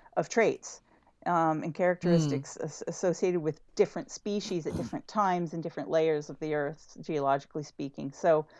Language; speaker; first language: English; native; English